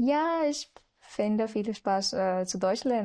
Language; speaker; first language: German; non-native, learner; Marathi